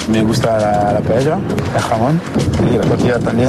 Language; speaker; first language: Spanish; non-native, learner; French